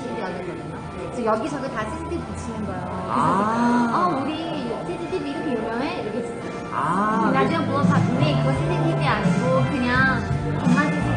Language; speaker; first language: Korean; non-native, fluent; Chinese